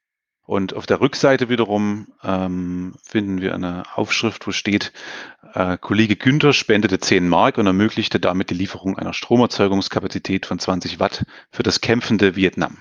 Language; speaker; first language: German; native; German